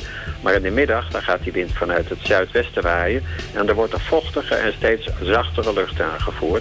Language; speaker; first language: Dutch; native; Dutch